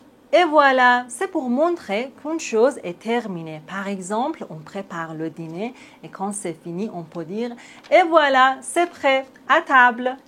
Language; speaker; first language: French; native; French